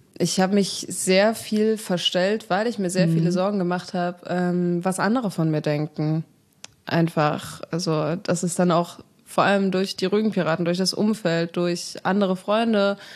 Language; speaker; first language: German; native; German